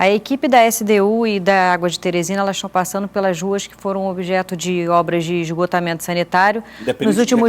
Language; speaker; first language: Portuguese; native; Portuguese